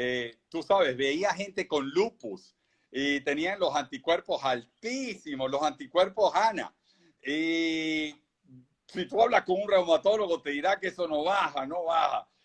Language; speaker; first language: Spanish; native; Spanish